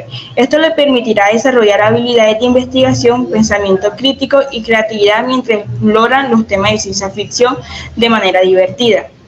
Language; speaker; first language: Spanish; native; Spanish